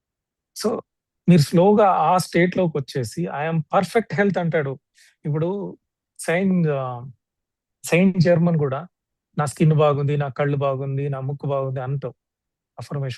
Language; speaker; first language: Telugu; native; Telugu